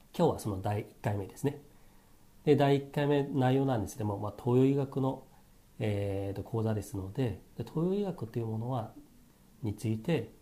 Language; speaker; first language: Japanese; non-native, fluent; Chinese